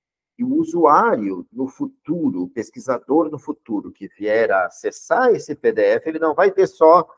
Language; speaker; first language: Portuguese; native; Portuguese